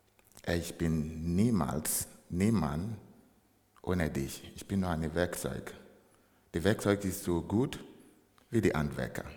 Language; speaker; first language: German; non-native, fluent; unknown